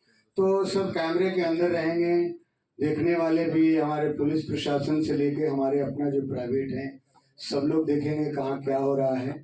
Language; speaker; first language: Hindi; native; Hindi